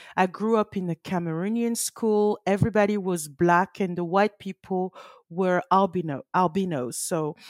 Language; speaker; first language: English; early bilingual, other home language; French